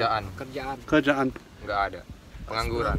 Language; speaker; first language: Indonesian; native; Indonesian